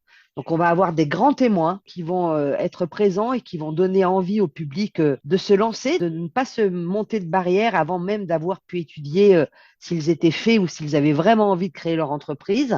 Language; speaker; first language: French; native; French